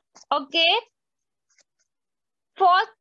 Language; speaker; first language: English; non-native, local second language; Hindi